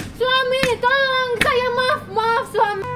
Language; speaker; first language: Indonesian; non-native, learner; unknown